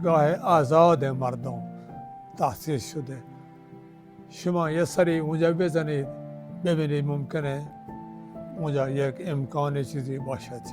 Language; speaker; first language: Persian; non-native, fluent; Urdu